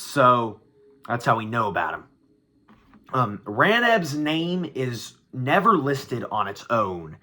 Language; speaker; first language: English; native; English